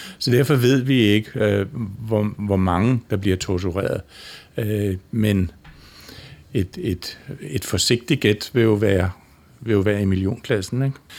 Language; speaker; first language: Danish; native; Danish